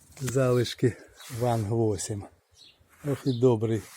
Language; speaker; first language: Ukrainian; native; Ukrainian